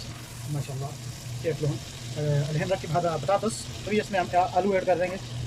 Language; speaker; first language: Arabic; non-native, learner; Urdu